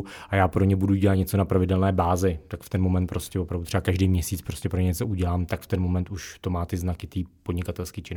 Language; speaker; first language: Czech; native; Czech